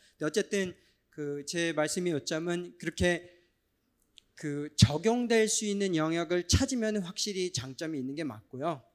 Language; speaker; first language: Korean; native; Korean